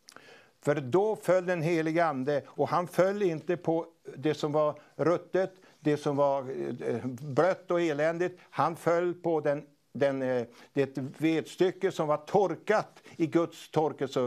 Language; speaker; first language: Swedish; native; Swedish